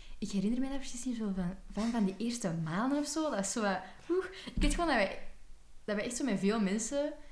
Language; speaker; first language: Dutch; native; Dutch